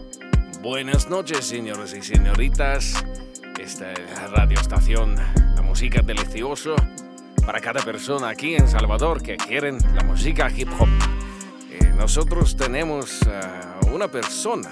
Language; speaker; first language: Spanish; non-native, learner; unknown